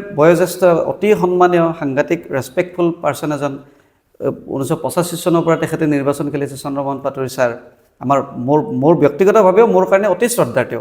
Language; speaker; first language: Assamese; native; Assamese